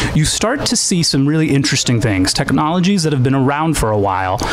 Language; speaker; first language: English; native; English